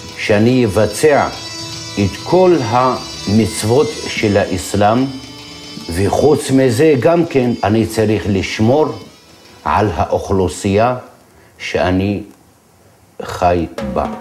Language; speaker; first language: Hebrew; non-native, local second language; Adyghe